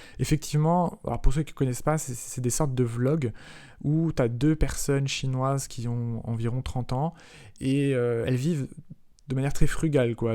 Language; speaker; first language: French; native; French